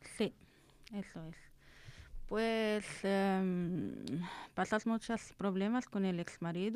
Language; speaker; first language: Spanish; non-native, learner; Arabic